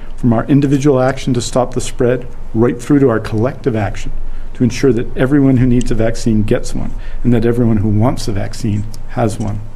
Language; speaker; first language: English; native; English